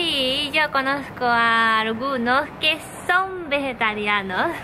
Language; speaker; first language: Spanish; non-native, learner; Japanese